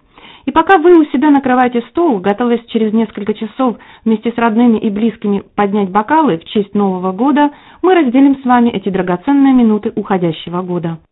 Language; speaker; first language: Russian; native; Russian